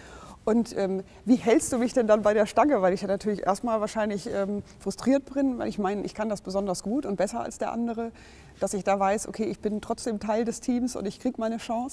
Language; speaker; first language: German; native; German